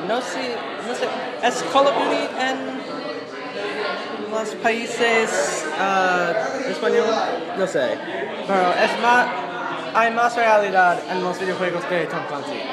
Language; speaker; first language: Spanish; non-native, learner; English